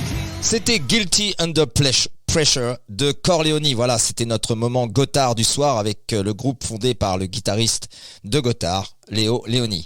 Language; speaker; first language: French; native; French